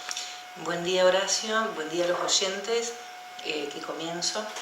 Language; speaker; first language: Spanish; native; Spanish